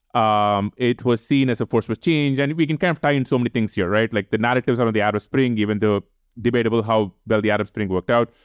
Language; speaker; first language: English; non-native, local second language; Tamil